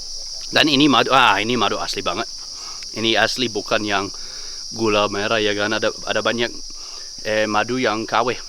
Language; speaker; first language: Indonesian; non-native, fluent; English